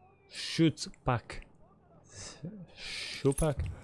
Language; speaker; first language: English; non-native, fluent; Bosnian